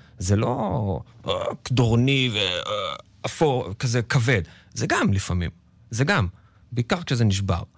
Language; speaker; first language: Hebrew; native; Hebrew